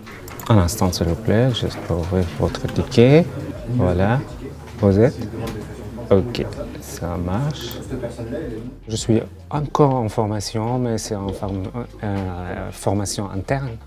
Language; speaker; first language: French; non-native, learner; Arabic